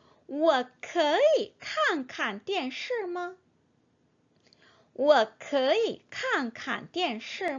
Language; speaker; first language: Chinese; non-native, fluent; Korean